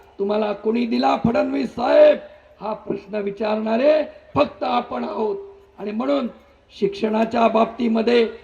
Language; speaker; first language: Marathi; non-native, local second language; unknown